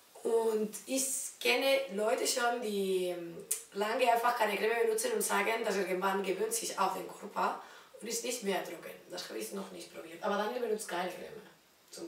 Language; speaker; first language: German; non-native, learner; Spanish